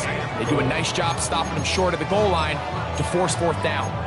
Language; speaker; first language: English; native; English